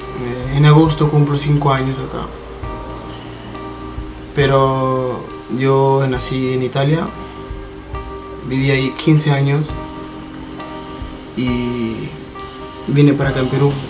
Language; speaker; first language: Spanish; early bilingual, heritage; Spanish